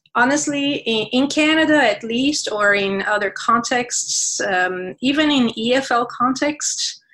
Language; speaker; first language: English; non-native, fluent; Portuguese